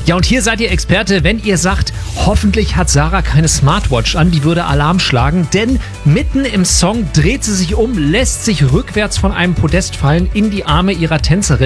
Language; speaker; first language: German; native; German